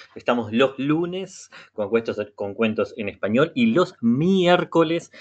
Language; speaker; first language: Spanish; native; Spanish